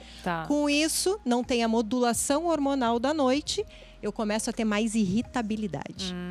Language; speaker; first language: Portuguese; native; Portuguese